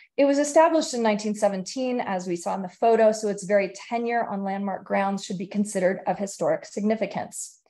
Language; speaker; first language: English; native; English